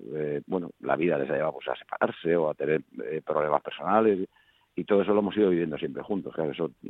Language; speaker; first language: Spanish; native; Spanish